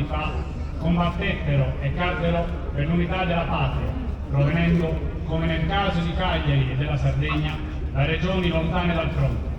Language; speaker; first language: Italian; native; Italian